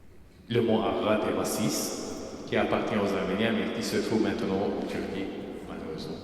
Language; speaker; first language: French; non-native, fluent; Armenian